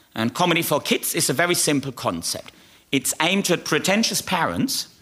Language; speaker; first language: English; non-native, fluent; German